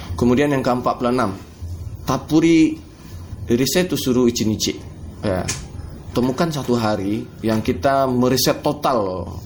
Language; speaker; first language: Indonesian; native; Indonesian